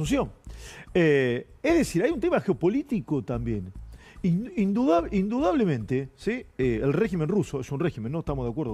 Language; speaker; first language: Spanish; native; Spanish